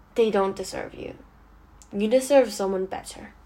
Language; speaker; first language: English; non-native, local second language; Cantonese